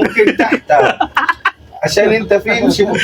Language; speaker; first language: Arabic; non-native, learner; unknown